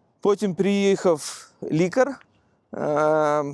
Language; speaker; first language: Ukrainian; non-native, local second language; Russian